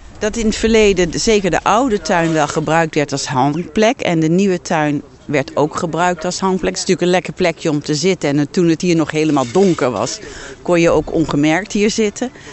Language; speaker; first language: Dutch; native; Dutch